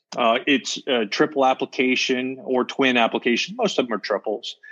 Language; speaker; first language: English; native; English